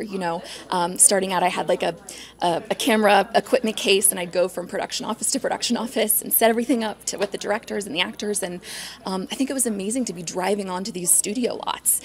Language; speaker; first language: English; native; English